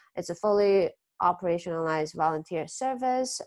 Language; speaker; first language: English; early bilingual, other home language; Chinese